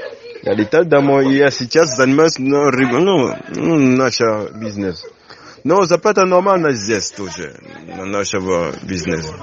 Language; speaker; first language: Russian; non-native, learner; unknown